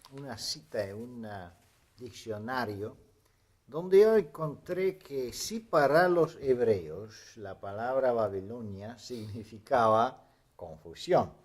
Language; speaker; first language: Spanish; non-native, fluent; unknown